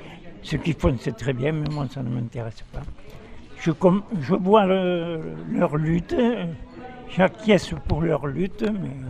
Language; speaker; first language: French; native; French